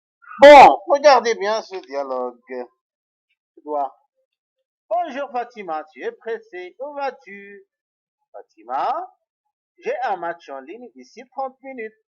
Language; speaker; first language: French; non-native, local second language; Arabic